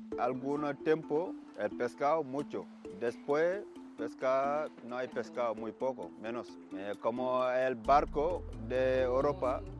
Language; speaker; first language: Spanish; non-native, learner; Wolof